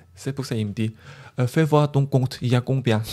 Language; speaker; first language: French; non-native, learner; Korean